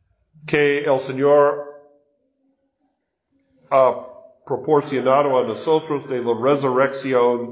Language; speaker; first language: Spanish; non-native, learner; English